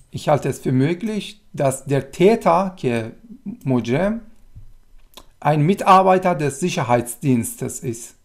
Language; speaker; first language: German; non-native, fluent; Persian